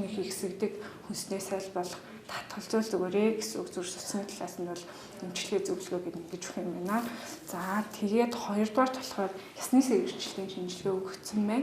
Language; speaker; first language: Mongolian; native; Mongolian